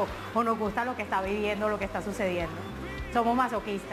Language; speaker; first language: Spanish; native; Spanish